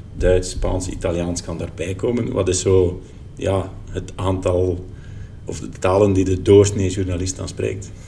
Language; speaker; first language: Dutch; native; Dutch